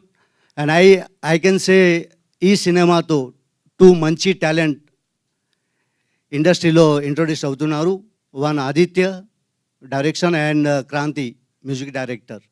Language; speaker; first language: Telugu; non-native, learner; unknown